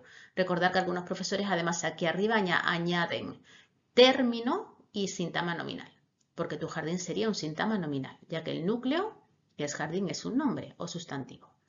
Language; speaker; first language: Spanish; native; Spanish